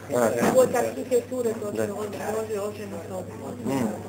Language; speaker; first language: Russian; non-native, fluent; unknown